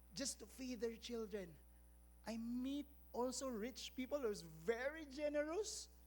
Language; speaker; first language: English; non-native, local second language; Filipino